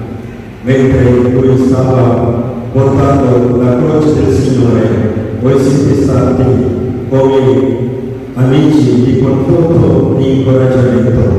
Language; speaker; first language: Italian; non-native, fluent; Tamil